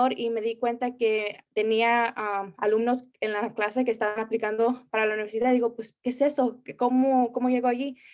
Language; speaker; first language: Spanish; early bilingual, heritage; Spanish